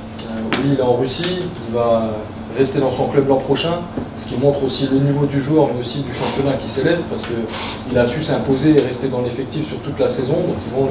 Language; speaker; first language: French; native; French